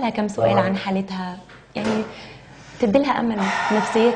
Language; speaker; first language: Arabic; native; Arabic